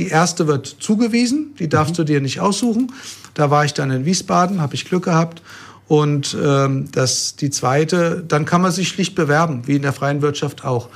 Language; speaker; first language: German; native; German